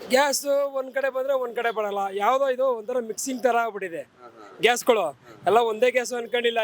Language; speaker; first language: Kannada; native; Kannada